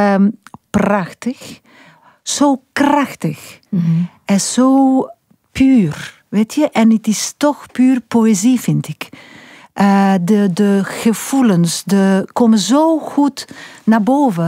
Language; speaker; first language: Dutch; non-native, fluent; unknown